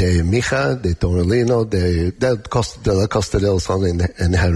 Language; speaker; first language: Spanish; non-native, learner; English